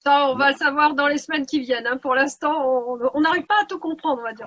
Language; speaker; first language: French; native; French